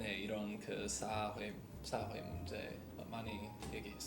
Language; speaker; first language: Korean; non-native, learner; English